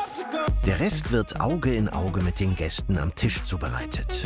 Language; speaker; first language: German; native; German